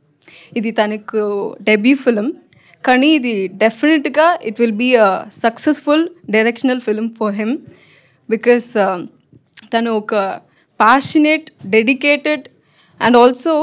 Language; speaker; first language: Telugu; non-native, learner; Tamil